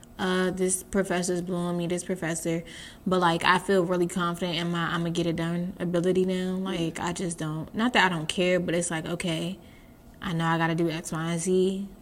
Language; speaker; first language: English; native; English